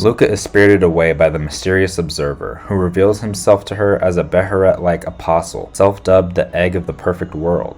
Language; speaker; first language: English; native; English